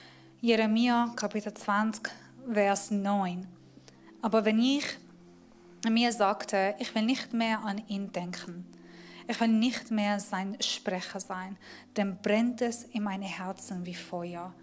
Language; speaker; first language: German; non-native, fluent; Persian